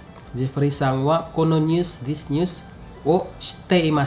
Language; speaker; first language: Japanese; non-native, fluent; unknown